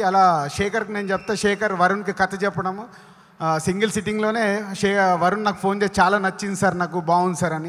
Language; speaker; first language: Telugu; native; Telugu